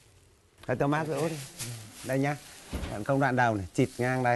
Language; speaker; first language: Vietnamese; native; Vietnamese